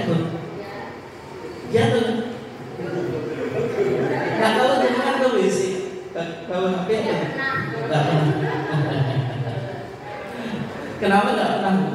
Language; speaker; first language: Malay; non-native, local second language; Javanese